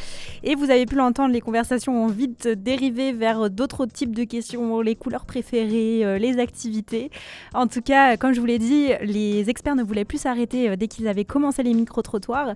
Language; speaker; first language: French; native; French